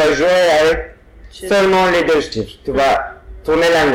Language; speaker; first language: French; non-native, fluent; Turkish